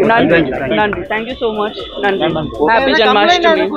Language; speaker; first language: Tamil; non-native, fluent; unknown